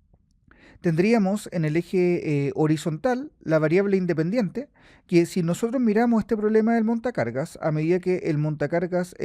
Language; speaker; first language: Spanish; native; Spanish